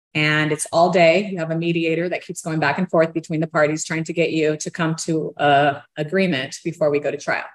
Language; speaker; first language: English; early bilingual, other home language; Portuguese